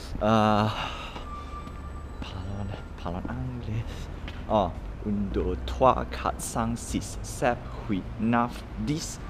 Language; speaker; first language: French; non-native, learner; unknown